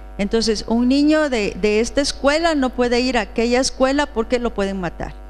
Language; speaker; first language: Spanish; native; Spanish